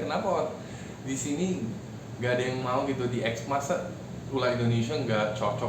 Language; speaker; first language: Indonesian; non-native, fluent; English